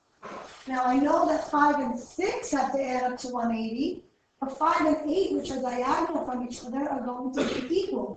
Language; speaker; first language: English; native; English